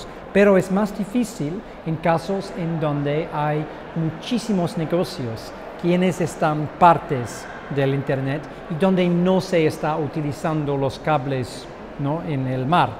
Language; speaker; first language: Spanish; non-native, fluent; English